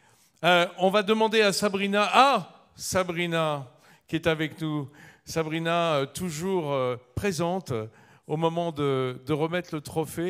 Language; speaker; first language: French; native; French